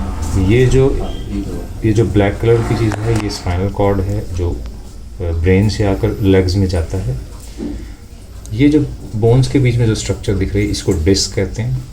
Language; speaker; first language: Hindi; native; Hindi